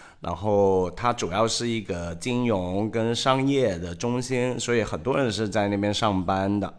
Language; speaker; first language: Chinese; non-native, local second language; Cantonese